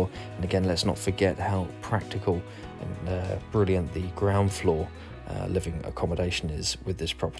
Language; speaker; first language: English; native; English